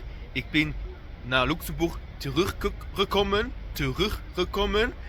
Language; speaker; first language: Dutch; non-native, learner; Luxembourgish